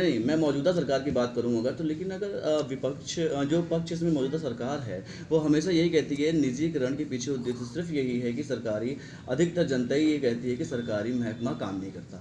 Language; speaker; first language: Hindi; native; Hindi